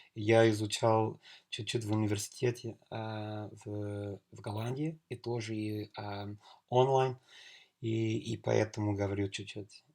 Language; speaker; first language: Russian; non-native, learner; English